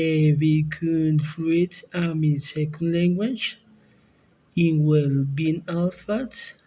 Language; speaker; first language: English; non-native, learner; Spanish